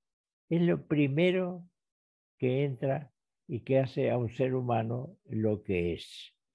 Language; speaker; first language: Spanish; native; Spanish